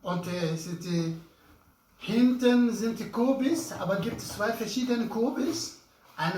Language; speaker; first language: German; non-native, learner; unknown